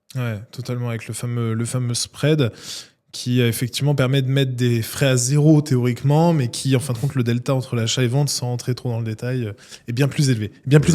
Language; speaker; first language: French; native; French